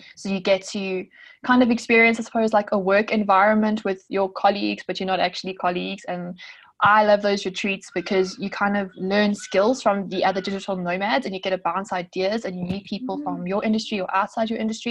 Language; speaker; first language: English; native; English